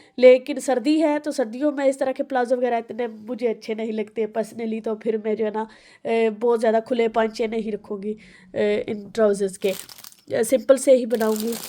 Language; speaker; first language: Urdu; non-native, local second language; Punjabi